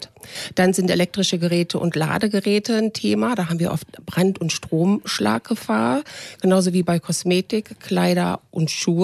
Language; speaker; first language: German; native; German